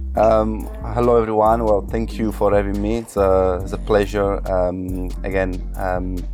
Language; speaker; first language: English; non-native, fluent; Italian